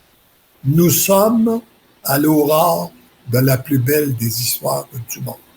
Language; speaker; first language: French; native; French